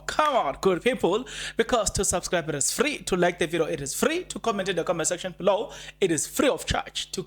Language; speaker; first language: English; non-native, local second language; Zulu